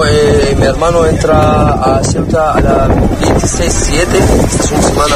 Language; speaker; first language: Spanish; non-native, learner; Arabic